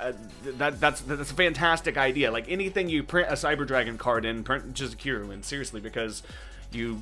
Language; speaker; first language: English; native; English